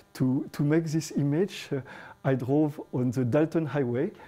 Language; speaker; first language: English; non-native, fluent; French